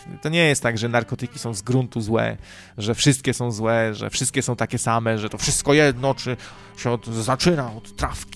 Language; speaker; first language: Polish; native; Polish